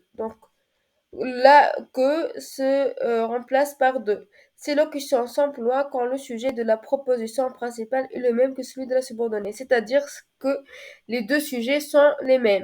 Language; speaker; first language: French; non-native, local second language; Arabic